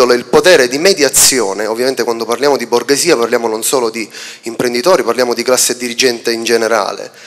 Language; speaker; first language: Italian; native; Italian